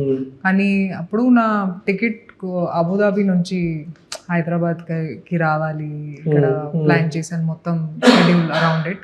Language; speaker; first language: Telugu; non-native, fluent; Hindi